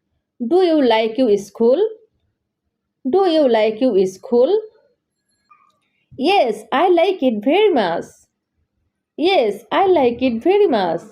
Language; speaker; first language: English; non-native, learner; Bangla